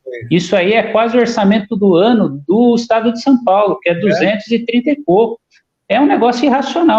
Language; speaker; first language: Portuguese; native; Portuguese